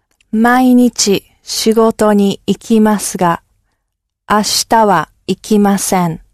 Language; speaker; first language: Japanese; non-native, learner; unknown